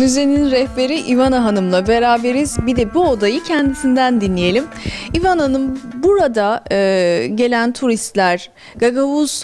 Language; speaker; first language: Turkish; native; Turkish